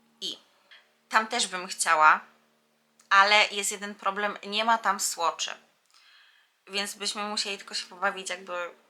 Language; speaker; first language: Polish; native; Polish